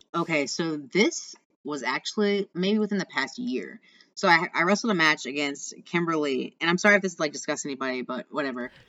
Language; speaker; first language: English; native; English